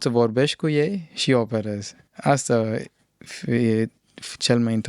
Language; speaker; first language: Romanian; non-native, fluent; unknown